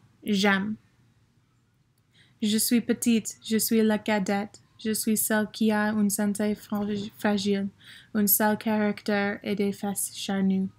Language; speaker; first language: French; non-native, learner; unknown